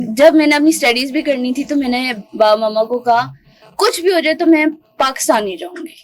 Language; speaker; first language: Urdu; early bilingual, heritage; Urdu